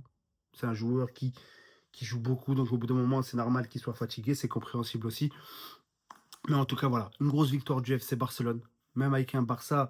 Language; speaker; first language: French; native; French